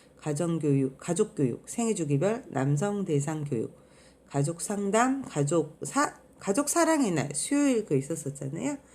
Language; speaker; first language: Korean; native; Korean